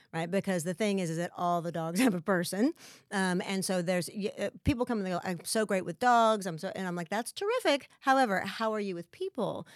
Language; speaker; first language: English; native; English